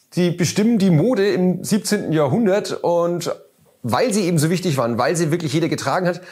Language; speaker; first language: German; native; German